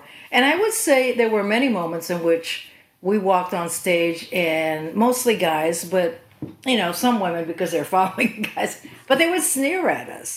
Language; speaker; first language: English; native; English